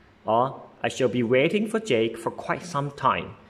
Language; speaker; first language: English; non-native, local second language; Chinese